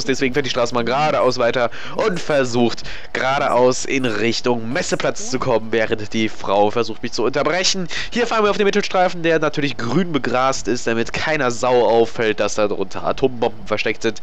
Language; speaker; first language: German; native; German